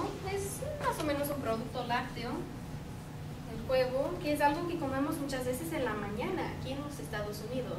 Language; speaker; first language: Spanish; non-native, fluent; English